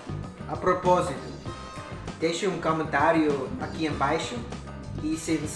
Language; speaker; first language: Portuguese; non-native, learner; English